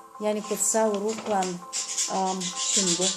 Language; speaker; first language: Turkish; non-native, fluent; Gagauz